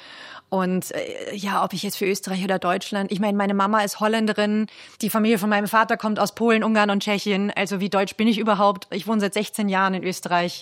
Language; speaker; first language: German; native; German